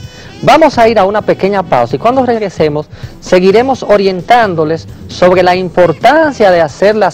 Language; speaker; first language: Spanish; native; Spanish